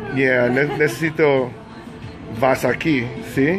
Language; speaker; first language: Spanish; non-native, learner; English